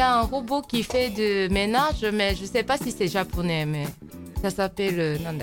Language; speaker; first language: French; non-native, fluent; Japanese